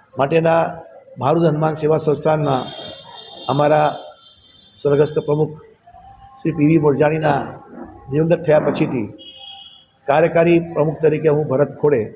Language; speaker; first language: Gujarati; native; Gujarati